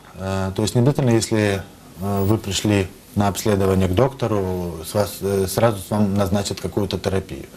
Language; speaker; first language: Russian; native; Russian